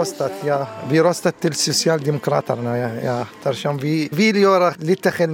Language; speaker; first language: Swedish; non-native, learner; Arabic